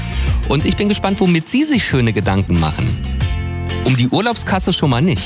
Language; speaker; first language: German; native; German